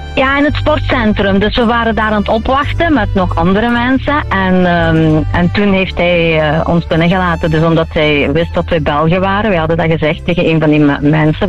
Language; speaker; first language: Dutch; early bilingual, other home language; Italian